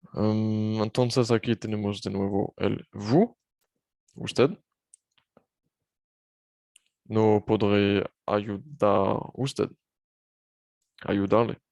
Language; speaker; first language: Spanish; non-native, learner; French